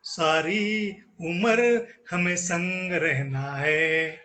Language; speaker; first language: Hindi; non-native, local second language; Marathi